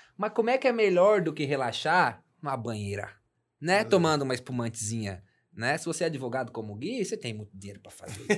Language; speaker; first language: Portuguese; native; Portuguese